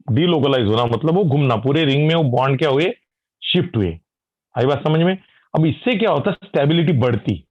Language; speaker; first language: Hindi; non-native, local second language; Marathi